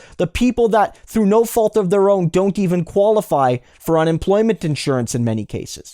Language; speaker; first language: English; native; English